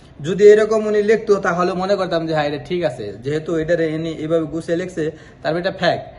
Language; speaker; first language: Bangla; native; Bangla